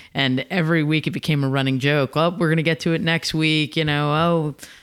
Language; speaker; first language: English; native; English